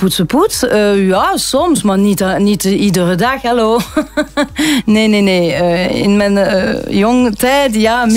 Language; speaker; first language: Dutch; non-native, local second language; French